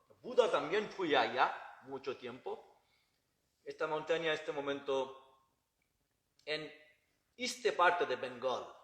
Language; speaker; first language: Spanish; non-native, learner; Bangla